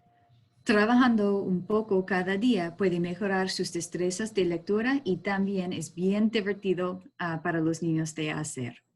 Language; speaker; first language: Spanish; non-native, learner; English